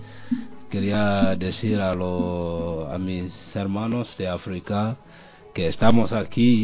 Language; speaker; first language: Spanish; non-native, learner; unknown